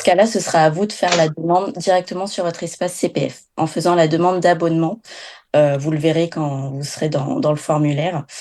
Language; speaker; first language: French; native; French